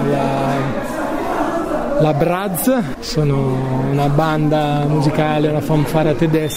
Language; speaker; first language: Italian; native; Italian